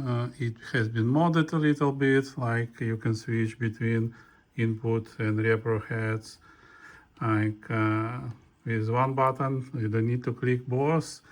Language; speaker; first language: English; non-native, fluent; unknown